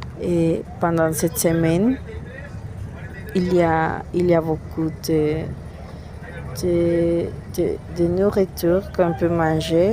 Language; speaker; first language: French; non-native, learner; Spanish